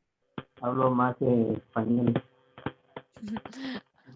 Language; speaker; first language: Spanish; non-native, learner; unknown